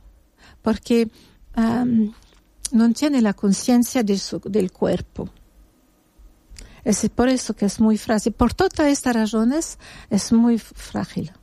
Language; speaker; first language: Spanish; non-native, fluent; French